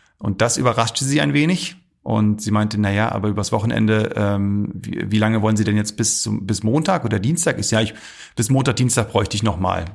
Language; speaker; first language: German; early bilingual, other home language; Arabic